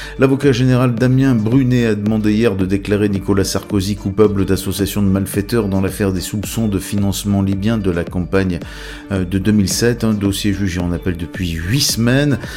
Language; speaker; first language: French; native; French